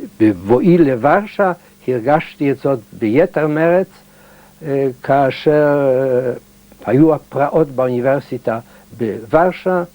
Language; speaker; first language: Hebrew; early bilingual, heritage; Hebrew